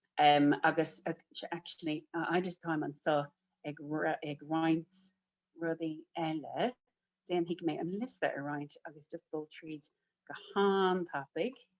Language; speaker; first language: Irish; native; Irish